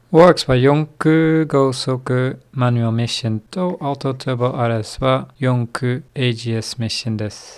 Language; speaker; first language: Japanese; non-native, learner; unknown